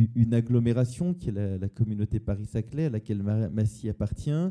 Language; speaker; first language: French; native; French